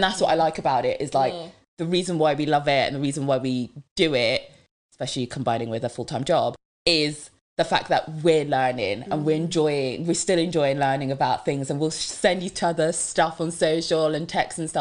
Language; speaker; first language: English; early bilingual, other home language; French